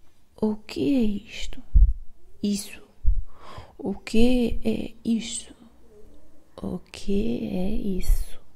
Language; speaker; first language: Portuguese; non-native, learner; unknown